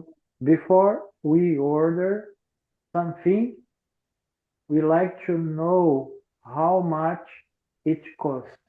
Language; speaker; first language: English; non-native, learner; Portuguese